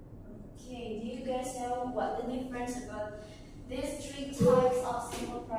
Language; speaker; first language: English; non-native, learner; Indonesian